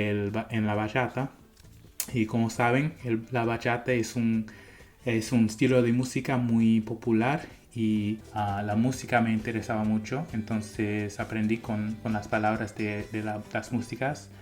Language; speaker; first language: Spanish; non-native, fluent; English